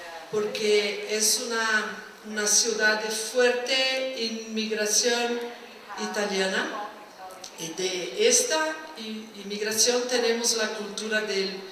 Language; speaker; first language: Spanish; non-native, fluent; Portuguese